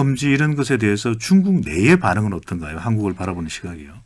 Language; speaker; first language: Korean; native; Korean